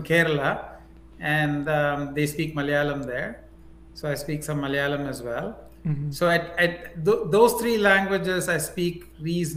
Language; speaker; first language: English; non-native, local second language; Tamil